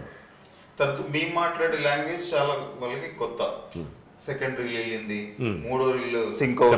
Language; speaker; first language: Telugu; native; Telugu